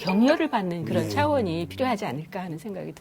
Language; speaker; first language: Korean; native; Korean